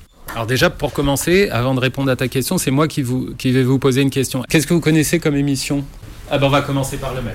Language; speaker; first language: French; native; French